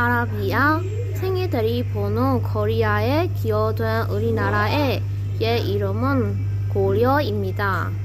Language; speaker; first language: Korean; non-native, learner; Burmese